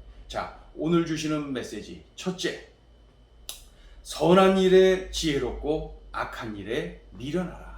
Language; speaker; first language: Korean; native; Korean